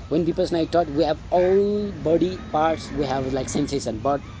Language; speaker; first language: English; non-native, local second language; Nepali